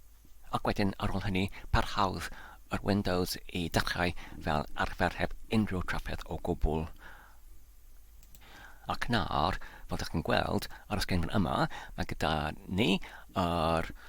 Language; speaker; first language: Welsh; non-native, learner; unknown